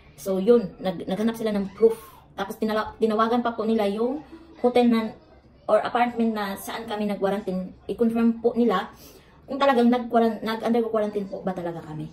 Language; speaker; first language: Filipino; native; Filipino